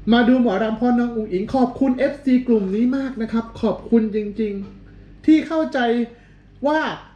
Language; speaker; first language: Thai; native; Thai